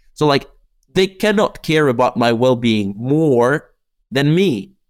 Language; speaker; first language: English; non-native, fluent; Czech